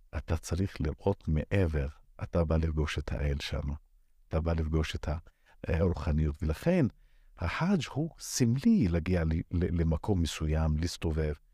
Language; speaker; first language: Hebrew; non-native, local second language; Arabic